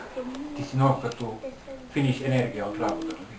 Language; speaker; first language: Bulgarian; non-native, learner; Finnish